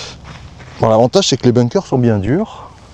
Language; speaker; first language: French; native; French